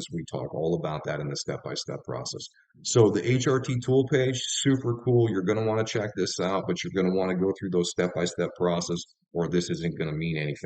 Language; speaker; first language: English; native; English